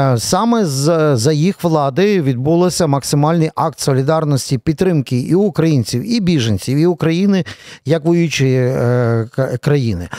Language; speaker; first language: Ukrainian; native; Ukrainian